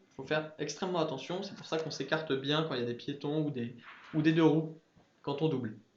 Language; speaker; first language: French; early bilingual, other home language; English